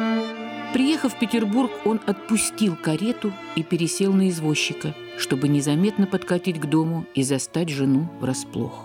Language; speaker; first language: Russian; native; Russian